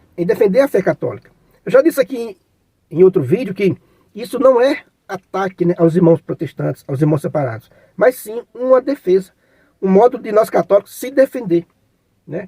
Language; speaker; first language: Portuguese; native; Portuguese